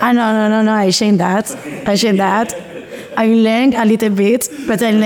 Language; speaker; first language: English; non-native, learner; Spanish